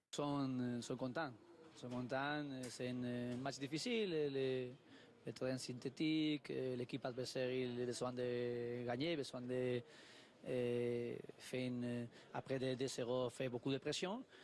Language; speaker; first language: French; non-native, learner; Spanish